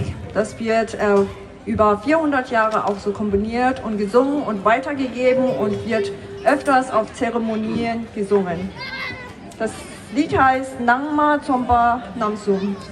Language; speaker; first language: German; non-native, learner; Tibetan